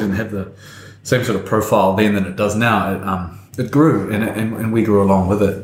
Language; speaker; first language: English; native; English